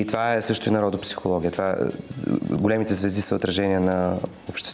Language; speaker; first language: Bulgarian; native; Bulgarian